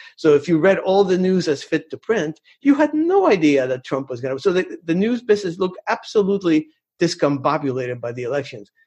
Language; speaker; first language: English; early bilingual, other home language; Spanish